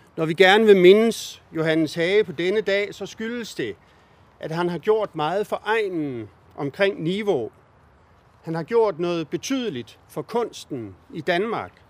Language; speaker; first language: Danish; native; Danish